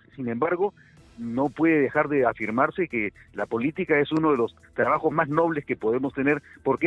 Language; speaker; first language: Spanish; native; Spanish